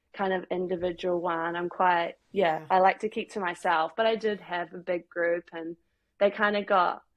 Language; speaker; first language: English; native; English